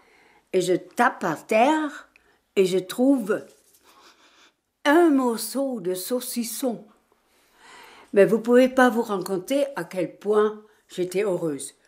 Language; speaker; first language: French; non-native, fluent; German